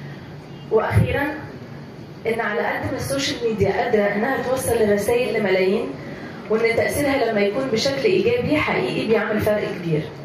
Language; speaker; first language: Arabic; native; Arabic